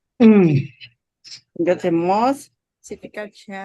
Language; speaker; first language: English; non-native, learner; Spanish